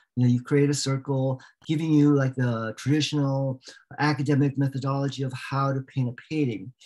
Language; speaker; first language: English; native; English